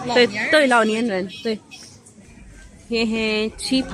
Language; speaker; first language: Chinese; non-native, learner; Urdu